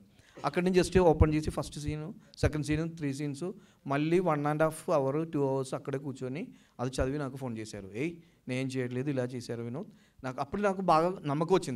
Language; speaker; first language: Telugu; non-native, learner; Malayalam